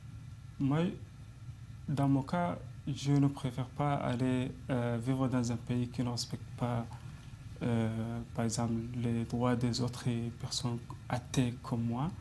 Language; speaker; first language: French; non-native, fluent; Arabic